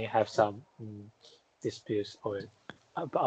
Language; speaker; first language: English; non-native, fluent; Chinese